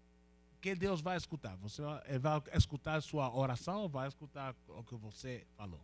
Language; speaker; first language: Portuguese; non-native, learner; Spanish